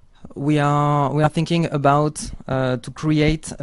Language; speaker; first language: English; non-native, learner; French